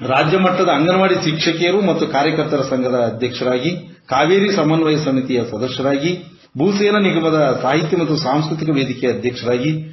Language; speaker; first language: Kannada; native; Kannada